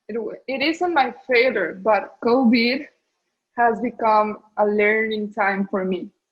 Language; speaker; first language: English; non-native, learner; Spanish